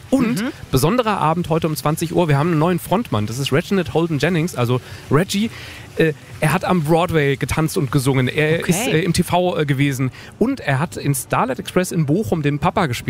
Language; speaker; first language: German; native; German